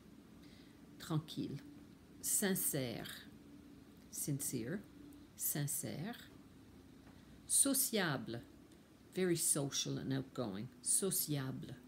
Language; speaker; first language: French; non-native, fluent; English